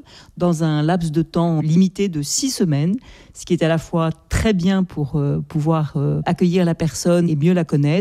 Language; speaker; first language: French; native; French